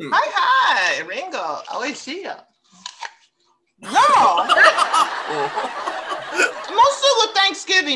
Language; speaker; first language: Japanese; non-native, learner; English